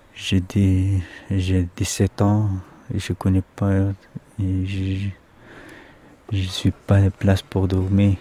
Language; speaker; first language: French; non-native, learner; Pashto